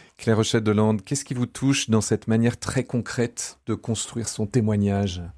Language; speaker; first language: French; native; French